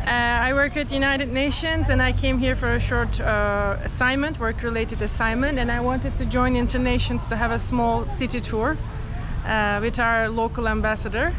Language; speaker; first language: English; non-native, fluent; Turkish